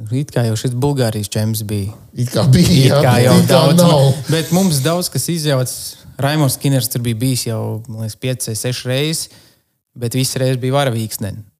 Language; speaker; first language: Latvian; native; Latvian